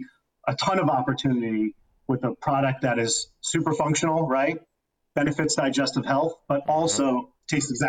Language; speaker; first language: English; native; English